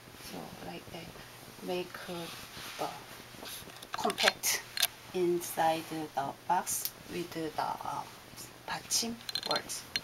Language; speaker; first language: English; non-native, learner; Korean